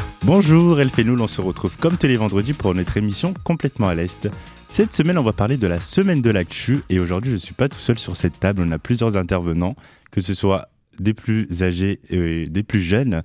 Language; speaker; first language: French; native; French